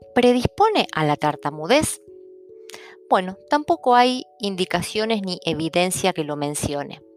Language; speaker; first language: Spanish; early bilingual, other home language; Italian